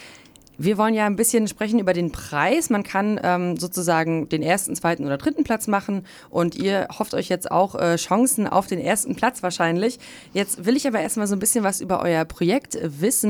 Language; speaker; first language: German; native; German